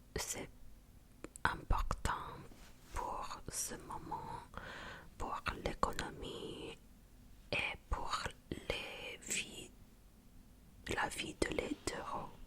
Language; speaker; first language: French; non-native, fluent; Japanese